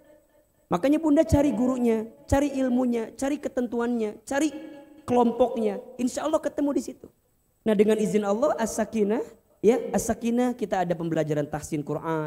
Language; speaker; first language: Indonesian; native; Indonesian